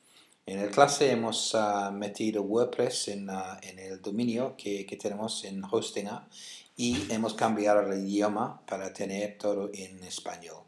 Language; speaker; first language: Spanish; non-native, fluent; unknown